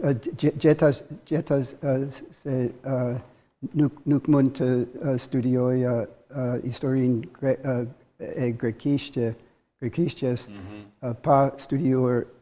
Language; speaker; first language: Albanian; non-native, learner; English